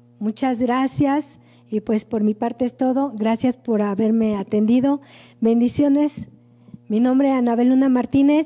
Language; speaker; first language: Spanish; native; Spanish